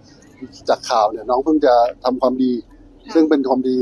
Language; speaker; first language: Thai; native; Thai